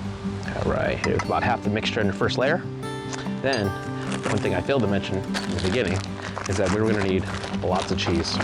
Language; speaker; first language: English; native; English